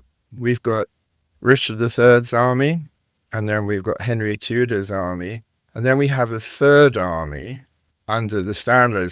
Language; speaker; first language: English; native; English